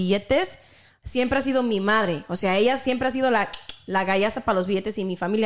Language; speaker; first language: Spanish; early bilingual, heritage; Spanish